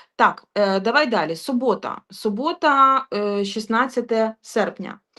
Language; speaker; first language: Ukrainian; non-native, local second language; Russian